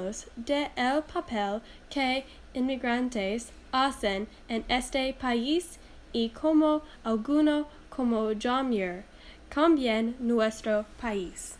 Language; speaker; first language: Spanish; non-native, learner; English